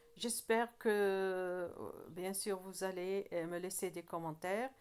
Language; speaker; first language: French; non-native, local second language; Arabic